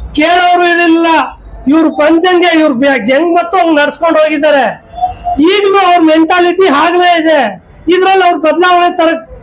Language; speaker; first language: Kannada; non-native, local second language; Urdu